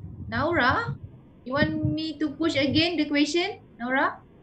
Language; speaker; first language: English; non-native, local second language; Malay